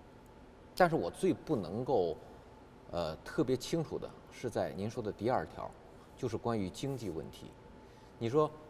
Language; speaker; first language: Chinese; native; Chinese